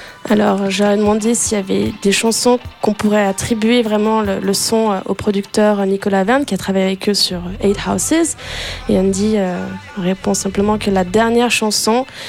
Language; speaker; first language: French; native; French